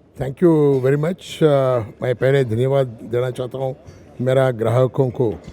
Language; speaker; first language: Hindi; non-native, local second language; Tamil